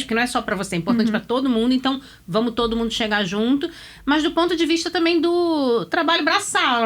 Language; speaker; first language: Portuguese; native; Portuguese